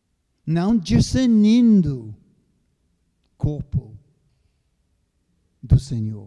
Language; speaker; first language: Portuguese; non-native, fluent; English